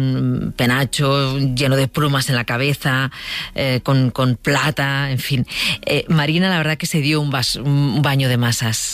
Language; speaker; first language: Spanish; native; Spanish